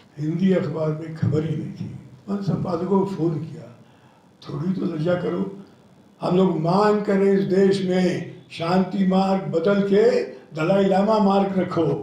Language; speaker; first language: Hindi; non-native, local second language; Telugu